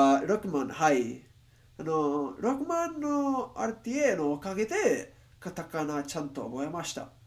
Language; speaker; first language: Japanese; non-native, learner; English